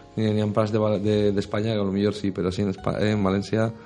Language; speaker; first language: Spanish; non-native, local second language; Catalan